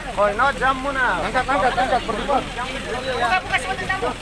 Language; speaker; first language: Malay; native; Malay